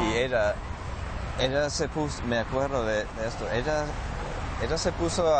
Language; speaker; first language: Spanish; non-native, fluent; English